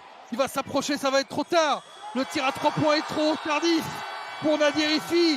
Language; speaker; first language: French; native; French